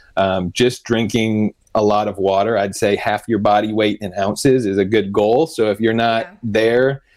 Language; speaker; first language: English; native; English